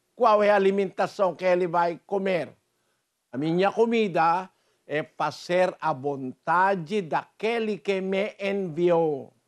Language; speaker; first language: Portuguese; non-native, fluent; Filipino